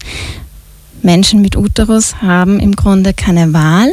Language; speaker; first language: German; native; German